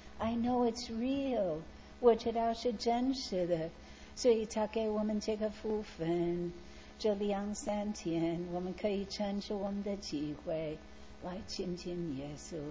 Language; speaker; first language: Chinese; non-native, fluent; English